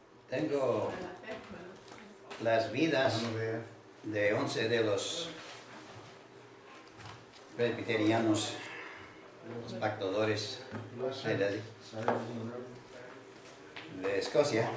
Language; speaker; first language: Spanish; non-native, fluent; English